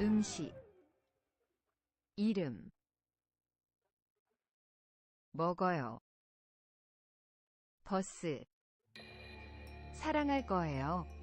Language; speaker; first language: Korean; non-native, learner; English